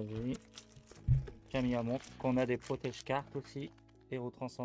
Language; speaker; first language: French; native; French